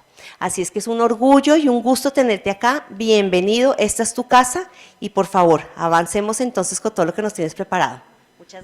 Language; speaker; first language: Spanish; native; Spanish